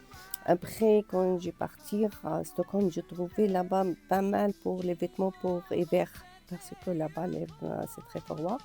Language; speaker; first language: French; non-native, learner; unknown